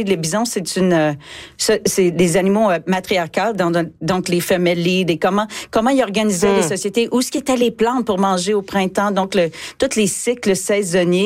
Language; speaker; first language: French; native; French